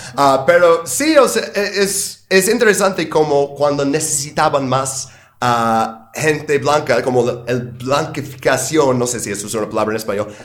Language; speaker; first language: Spanish; non-native, fluent; English